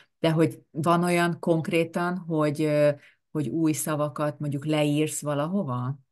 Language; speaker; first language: Hungarian; native; Hungarian